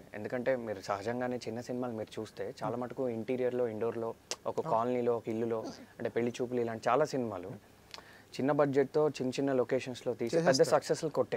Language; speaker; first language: Telugu; native; Telugu